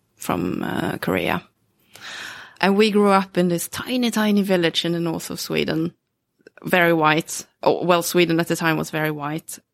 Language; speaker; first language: English; early bilingual, other home language; Swedish